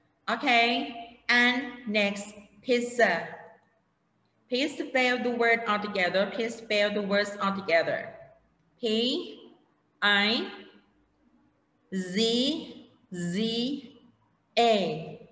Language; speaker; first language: English; non-native, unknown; Thai